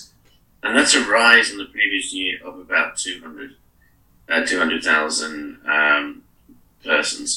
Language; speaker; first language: English; native; English